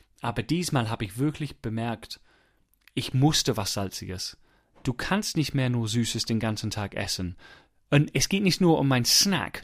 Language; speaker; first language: German; non-native, fluent; English